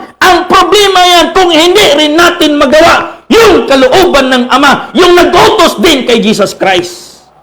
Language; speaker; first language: Filipino; non-native, local second language; Cebuano